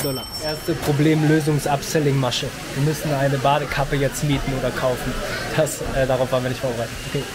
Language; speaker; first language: German; native; German